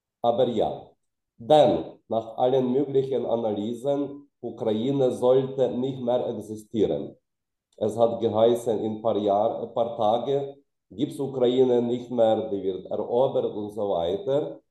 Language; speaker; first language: German; non-native, fluent; Ukrainian